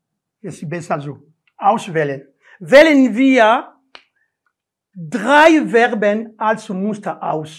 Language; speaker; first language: German; non-native, learner; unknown